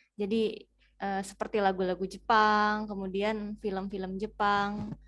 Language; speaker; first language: Indonesian; native; Indonesian